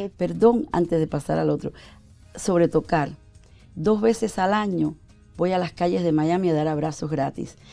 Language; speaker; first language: Spanish; native; Spanish